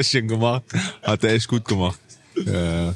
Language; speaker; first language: German; native; German